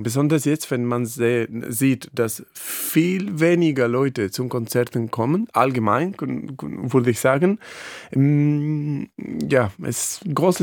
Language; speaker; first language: German; non-native, fluent; Spanish